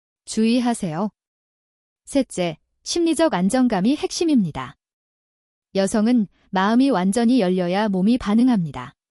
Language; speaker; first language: Korean; native; Korean